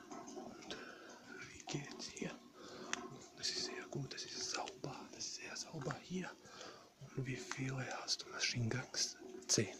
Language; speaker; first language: German; non-native, learner; Bosnian